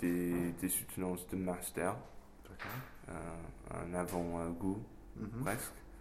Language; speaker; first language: French; non-native, fluent; English